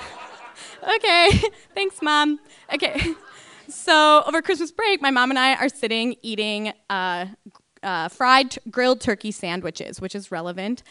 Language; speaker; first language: English; native; English